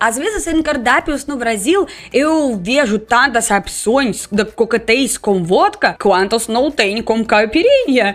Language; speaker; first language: Portuguese; non-native, fluent; Russian